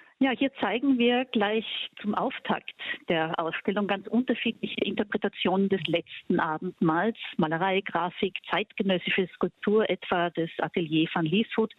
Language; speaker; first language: German; native; German